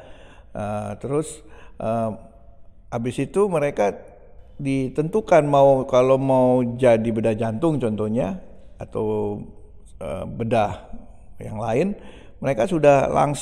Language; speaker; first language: Indonesian; native; Indonesian